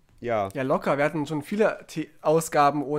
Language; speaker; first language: German; native; German